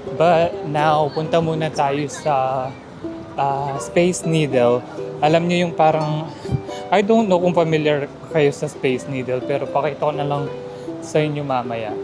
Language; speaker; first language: Filipino; native; Filipino